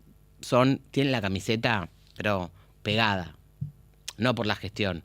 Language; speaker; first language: Spanish; native; Spanish